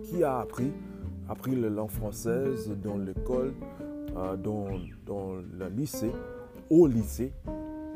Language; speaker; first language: French; non-native, learner; English